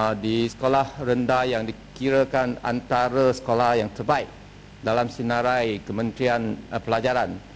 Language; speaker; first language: Malay; non-native, local second language; Chinese